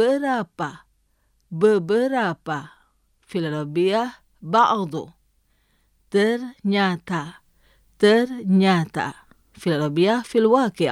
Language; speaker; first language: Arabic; non-native, fluent; Indonesian